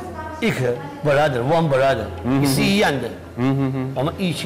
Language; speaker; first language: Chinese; non-native, learner; Persian